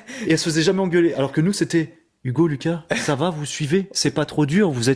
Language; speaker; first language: French; native; French